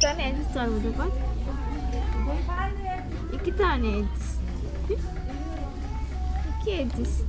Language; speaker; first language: Turkish; non-native, learner; Indonesian